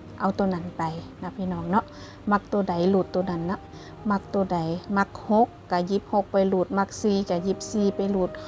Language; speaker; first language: Thai; non-native, local second language; Northeastern Thai